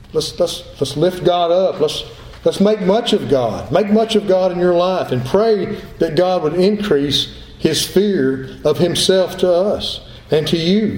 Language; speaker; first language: English; native; English